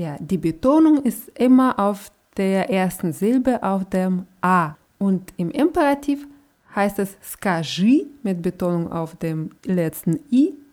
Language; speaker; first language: German; non-native, fluent; Russian